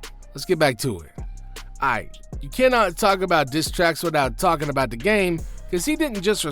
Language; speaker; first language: English; native; English